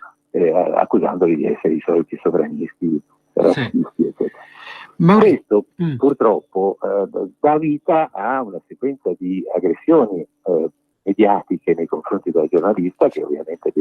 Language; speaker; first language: Italian; native; Italian